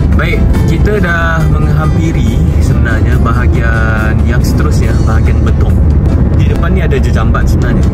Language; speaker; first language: Malay; native; Malay